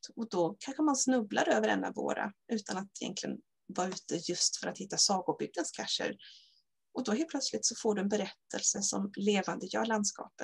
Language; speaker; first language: Swedish; native; Swedish